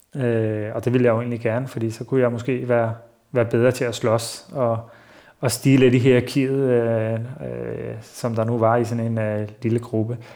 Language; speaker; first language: Danish; early bilingual, other home language; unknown